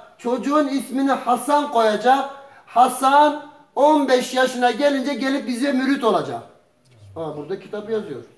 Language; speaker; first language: Turkish; early bilingual, heritage; Turkish